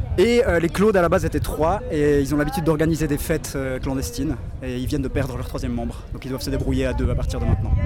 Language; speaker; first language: French; native; French